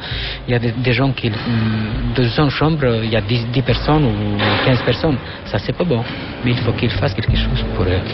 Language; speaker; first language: French; non-native, learner; Albanian